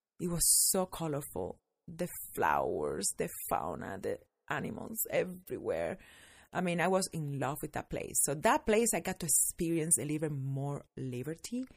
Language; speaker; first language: English; non-native, fluent; Spanish